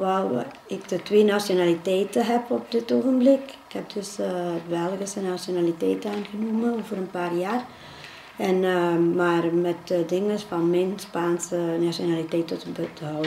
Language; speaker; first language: Dutch; early bilingual, other home language; Spanish